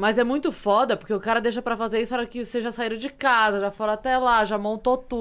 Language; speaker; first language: Portuguese; native; Portuguese